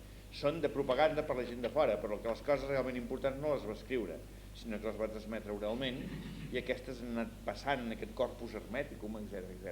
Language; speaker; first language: Catalan; native; Catalan